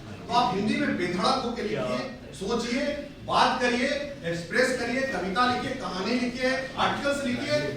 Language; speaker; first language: Hindi; native; Hindi